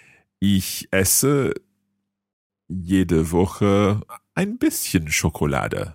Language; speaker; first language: German; non-native, learner; English